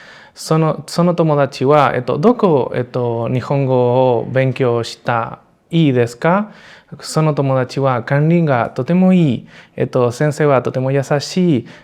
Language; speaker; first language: Japanese; non-native, learner; Spanish